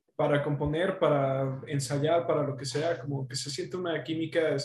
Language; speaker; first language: Spanish; native; Spanish